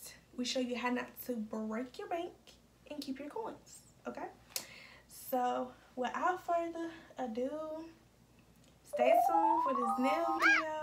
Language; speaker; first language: English; native; English